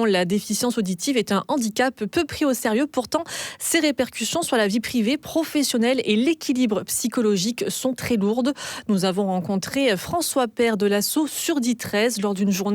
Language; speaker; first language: French; native; French